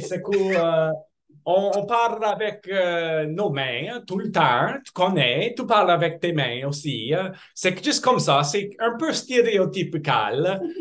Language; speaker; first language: French; non-native, local second language; English